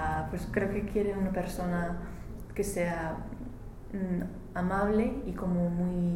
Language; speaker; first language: Spanish; non-native, learner; English